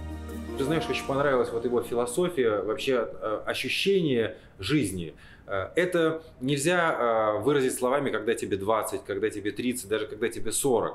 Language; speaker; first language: Russian; native; Russian